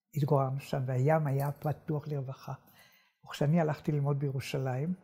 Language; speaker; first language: Hebrew; native; Hebrew